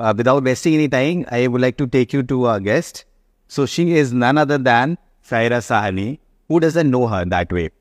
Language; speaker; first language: Hindi; native; Hindi